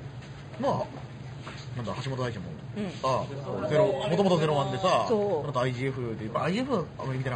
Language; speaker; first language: Japanese; native; Japanese